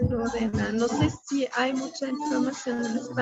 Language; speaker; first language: Spanish; non-native, fluent; German